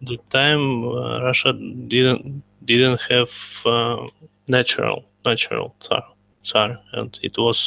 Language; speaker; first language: English; non-native, learner; Russian